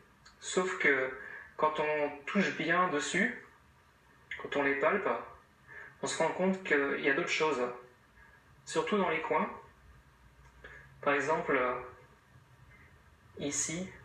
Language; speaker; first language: French; native; French